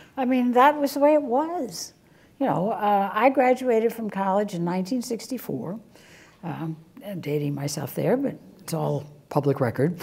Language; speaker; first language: English; native; English